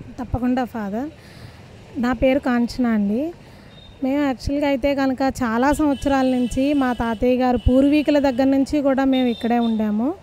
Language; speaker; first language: Telugu; non-native, local second language; Tamil